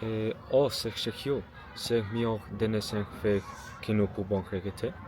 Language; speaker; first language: French; non-native, learner; Spanish